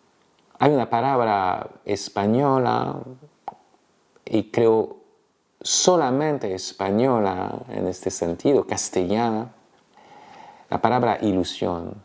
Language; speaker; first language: Spanish; non-native, fluent; French